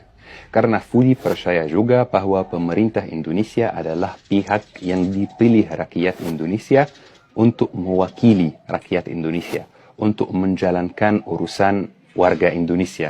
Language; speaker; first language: Indonesian; non-native, fluent; Arabic